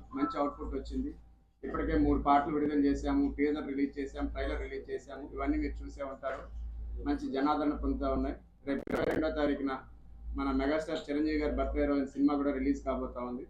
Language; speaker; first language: Telugu; native; Telugu